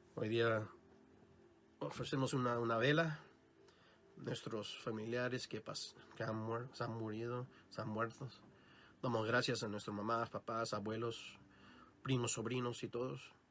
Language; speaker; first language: Spanish; non-native, learner; English